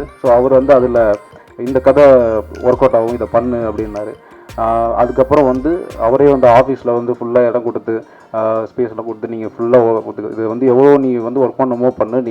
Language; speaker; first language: Tamil; native; Tamil